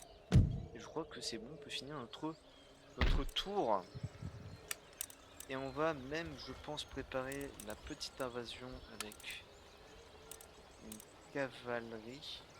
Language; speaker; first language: French; native; French